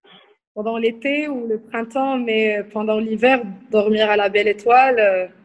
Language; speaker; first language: French; non-native, local second language; Arabic